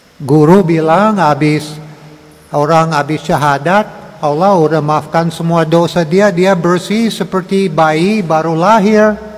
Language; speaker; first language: Indonesian; non-native, learner; English